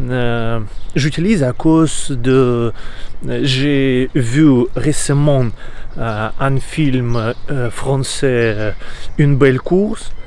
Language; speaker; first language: French; non-native, learner; Russian